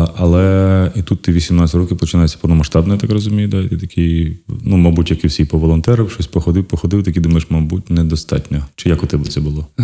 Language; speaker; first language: Ukrainian; non-native, local second language; Russian